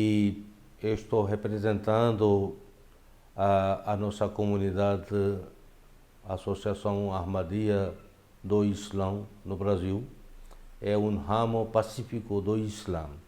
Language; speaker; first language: Portuguese; non-native, fluent; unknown